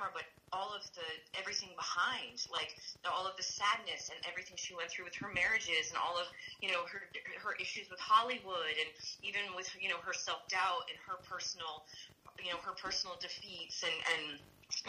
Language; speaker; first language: English; native; English